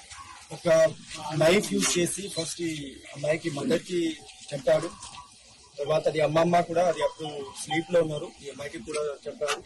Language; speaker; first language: Telugu; non-native, local second language; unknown